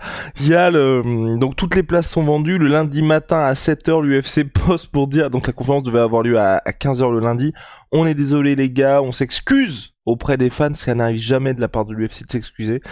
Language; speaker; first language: French; native; French